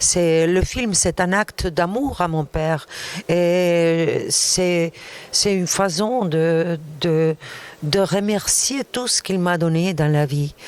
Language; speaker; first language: French; non-native, fluent; Arabic